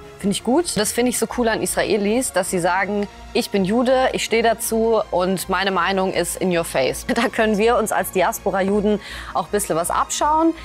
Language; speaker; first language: German; early bilingual, other home language; Russian